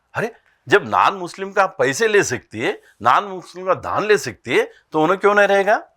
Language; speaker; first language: Hindi; non-native, local second language; Telugu